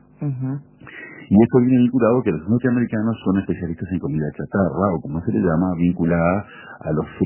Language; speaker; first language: Spanish; native; Spanish